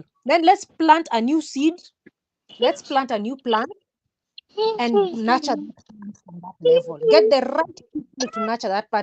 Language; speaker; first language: English; non-native, local second language; Swahili